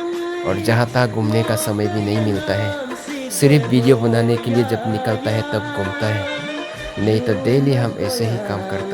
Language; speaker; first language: Hindi; non-native, local second language; Mising